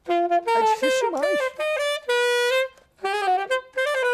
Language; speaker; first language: Portuguese; native; Portuguese